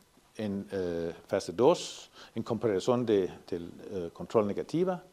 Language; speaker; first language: Spanish; non-native, fluent; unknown